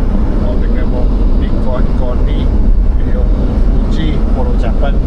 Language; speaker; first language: Filipino; non-native, learner; Chinese